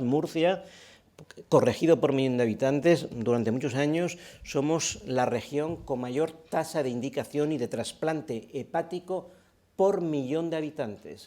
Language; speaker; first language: Spanish; native; Spanish